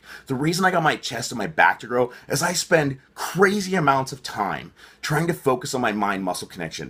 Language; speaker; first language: English; native; English